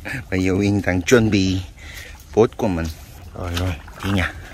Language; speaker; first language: Vietnamese; native; Vietnamese